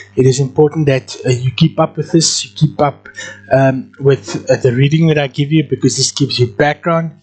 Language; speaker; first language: English; non-native, local second language; Afrikaans